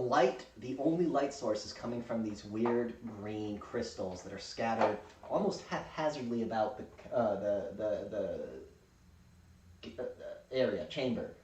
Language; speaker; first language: English; native; English